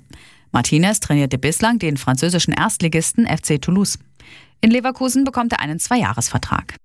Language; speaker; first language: German; native; German